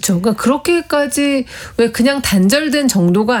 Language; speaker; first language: Korean; native; Korean